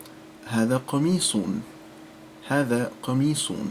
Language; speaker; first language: Arabic; non-native, fluent; English